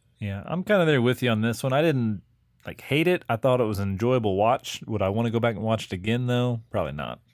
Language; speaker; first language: English; native; English